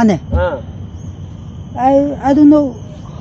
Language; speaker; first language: English; non-native, learner; Chinese